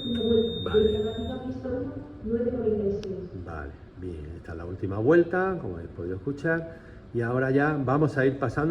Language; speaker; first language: Spanish; native; Spanish